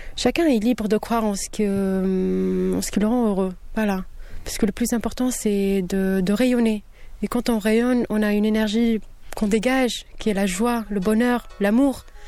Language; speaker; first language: French; non-native, local second language; Kabyle